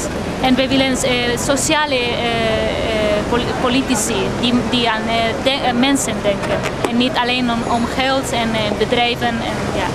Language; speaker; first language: Dutch; non-native, fluent; Spanish